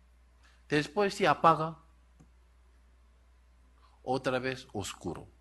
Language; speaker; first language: Spanish; non-native, learner; Korean